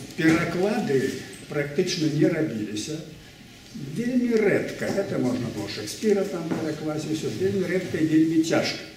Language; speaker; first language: Belarusian; native; Belarusian